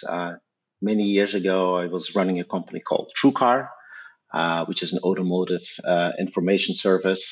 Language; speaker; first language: English; non-native, fluent; Dutch